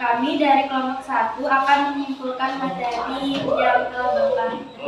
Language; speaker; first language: Indonesian; native; Indonesian